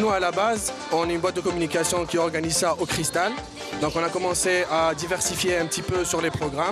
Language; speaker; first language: French; native; French